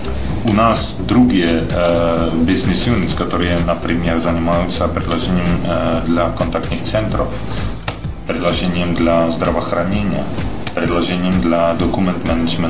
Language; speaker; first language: Russian; non-native, fluent; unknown